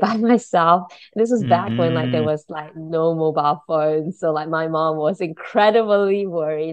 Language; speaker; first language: English; non-native, local second language; Chinese